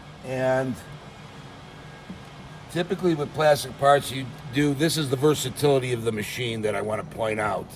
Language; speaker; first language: English; native; English